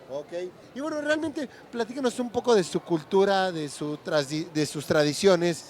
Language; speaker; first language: Spanish; native; Spanish